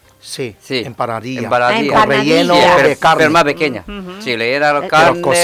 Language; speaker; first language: Spanish; non-native, learner; Chinese